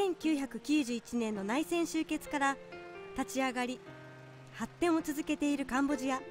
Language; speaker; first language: Japanese; native; Japanese